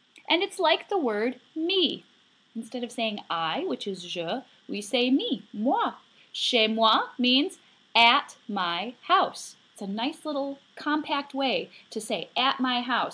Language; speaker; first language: English; native; English